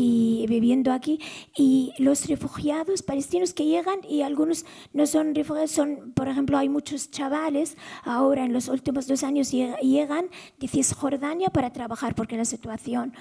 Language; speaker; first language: Spanish; non-native, fluent; Arabic